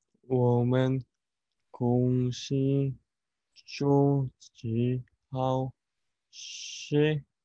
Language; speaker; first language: Chinese; non-native, learner; Korean